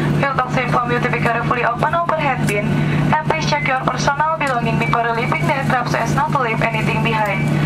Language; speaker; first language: English; non-native, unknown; Indonesian